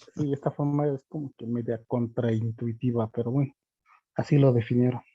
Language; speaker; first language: Spanish; native; Spanish